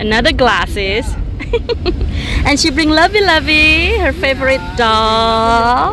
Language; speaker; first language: English; non-native, fluent; Javanese